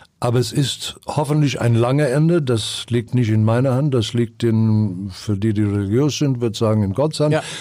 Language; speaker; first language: German; non-native, fluent; English